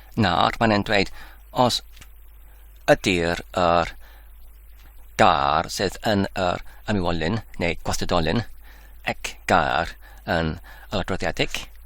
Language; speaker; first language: Welsh; non-native, learner; Dutch